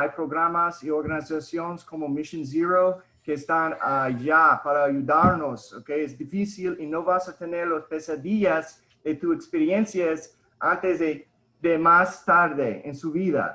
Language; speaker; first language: Spanish; early bilingual, heritage; Spanish